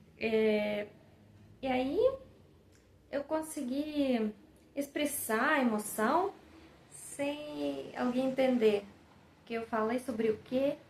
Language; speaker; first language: Portuguese; non-native, fluent; Russian